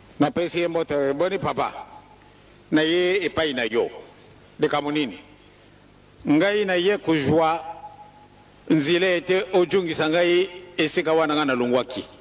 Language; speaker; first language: Lingala; non-native, local second language; Kituba (Democratic Republic of Congo)